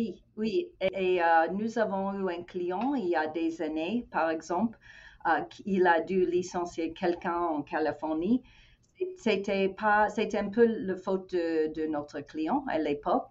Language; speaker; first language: French; non-native, fluent; English